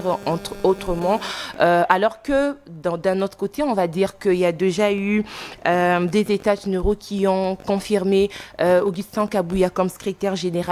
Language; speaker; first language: French; non-native, local second language; Lingala